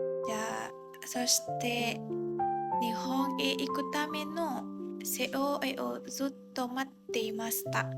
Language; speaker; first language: Japanese; non-native, learner; Indonesian